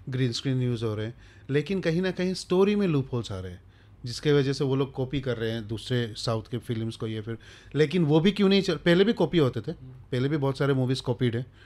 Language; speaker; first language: Hindi; non-native, local second language; Bangla